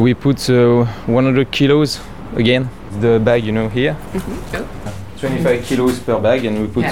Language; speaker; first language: English; non-native, learner; French